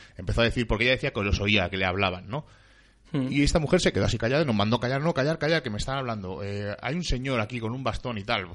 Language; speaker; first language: Spanish; native; Spanish